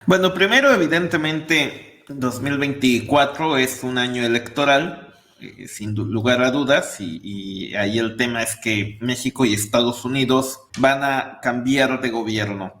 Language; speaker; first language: Spanish; native; Spanish